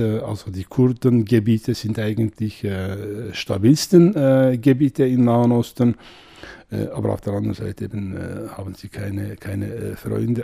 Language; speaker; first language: German; non-native, fluent; Kurdish